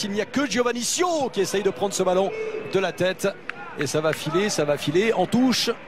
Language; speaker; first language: French; native; French